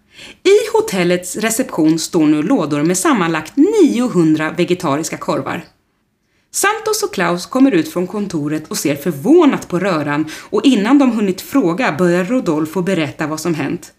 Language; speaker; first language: Swedish; native; Swedish